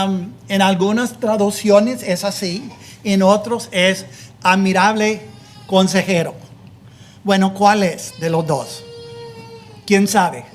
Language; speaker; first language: Spanish; non-native, fluent; English